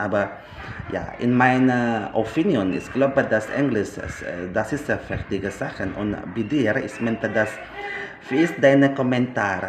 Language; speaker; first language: German; non-native, learner; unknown